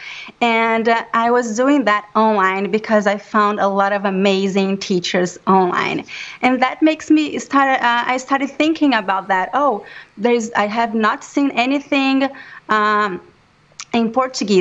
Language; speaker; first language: English; non-native, fluent; Portuguese